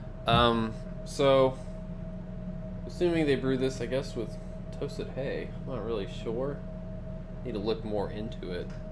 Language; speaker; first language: English; native; English